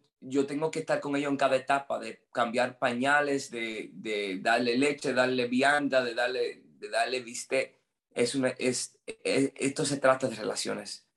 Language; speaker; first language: Spanish; non-native, fluent; English